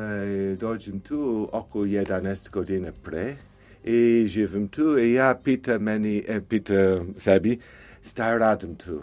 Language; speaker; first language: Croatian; non-native, learner; English